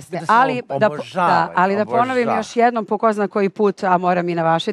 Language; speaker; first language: Bosnian; native; Bosnian